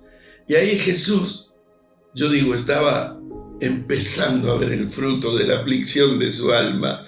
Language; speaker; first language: Spanish; native; Spanish